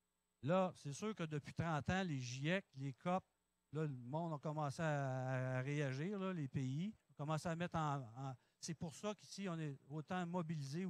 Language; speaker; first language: French; native; French